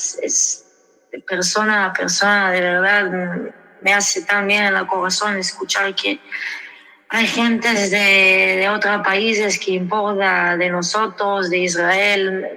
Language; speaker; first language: Spanish; early bilingual, heritage; Spanish